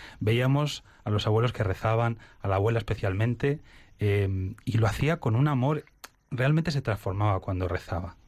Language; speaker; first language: Spanish; native; Spanish